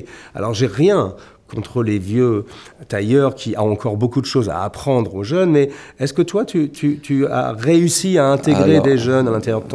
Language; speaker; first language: French; native; French